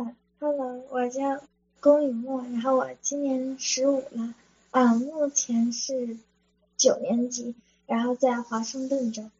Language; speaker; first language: Chinese; early bilingual, other home language; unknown